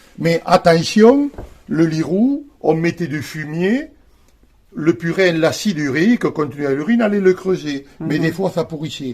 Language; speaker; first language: French; native; French